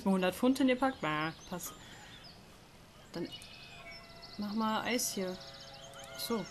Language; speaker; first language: German; native; German